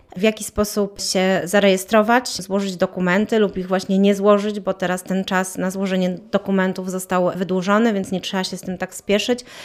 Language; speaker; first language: Polish; native; Polish